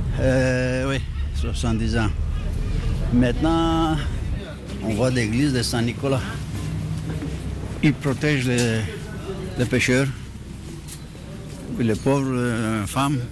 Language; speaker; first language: French; non-native, fluent; Greek